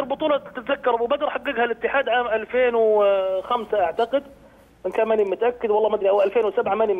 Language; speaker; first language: Arabic; native; Arabic